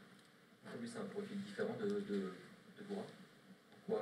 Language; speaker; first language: French; native; French